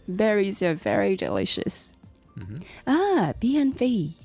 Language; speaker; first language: English; non-native, fluent; Japanese